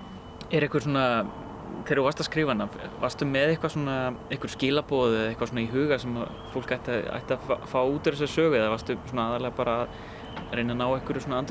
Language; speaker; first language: Icelandic; native; Icelandic